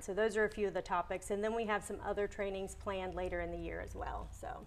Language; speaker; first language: English; native; English